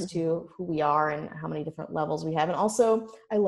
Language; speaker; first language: English; native; English